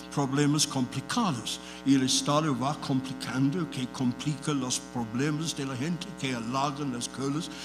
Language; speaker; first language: Spanish; non-native, fluent; English